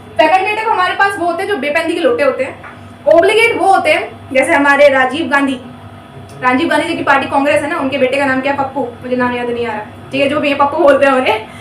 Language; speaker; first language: Hindi; native; Hindi